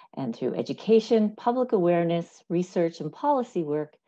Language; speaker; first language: English; native; English